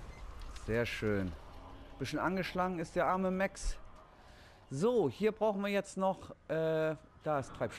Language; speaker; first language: German; native; German